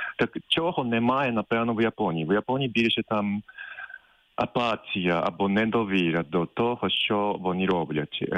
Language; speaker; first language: Ukrainian; non-native, fluent; Japanese